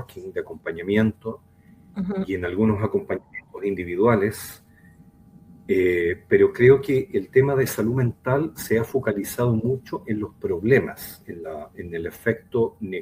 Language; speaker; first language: Spanish; native; Spanish